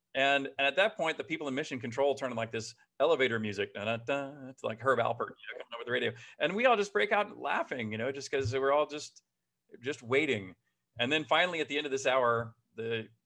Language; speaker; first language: English; native; English